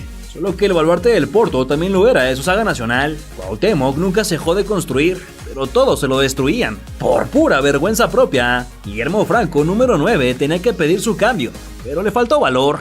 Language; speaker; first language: Spanish; native; Spanish